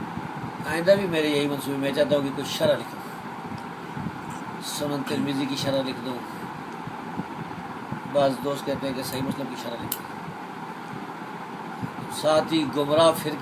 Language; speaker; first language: Urdu; non-native, local second language; Pashto